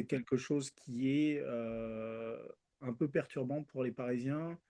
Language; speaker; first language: French; early bilingual, other home language; Spanish